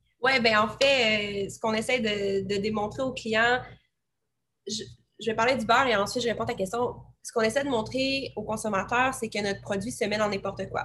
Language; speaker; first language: French; native; French